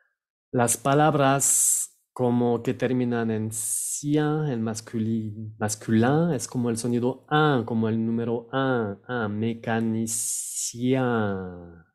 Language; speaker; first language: Spanish; non-native, fluent; French